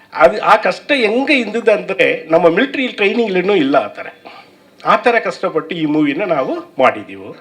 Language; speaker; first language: Kannada; non-native, learner; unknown